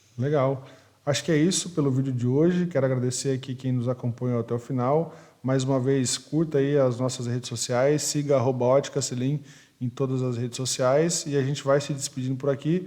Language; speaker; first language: Portuguese; native; Portuguese